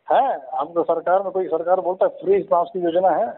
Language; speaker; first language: Hindi; non-native, local second language; Telugu